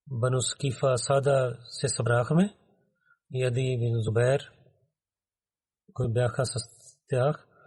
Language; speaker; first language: Bulgarian; non-native, learner; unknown